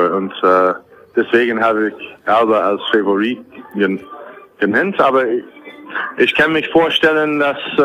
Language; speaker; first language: German; non-native, fluent; English